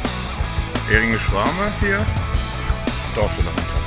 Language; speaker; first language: German; non-native, learner; French